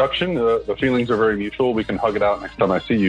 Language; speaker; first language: English; native; English